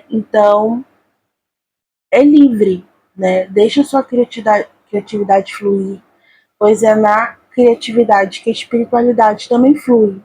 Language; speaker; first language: Portuguese; native; Portuguese